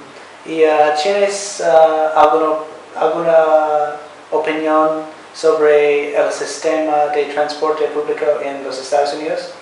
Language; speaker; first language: Spanish; non-native, learner; English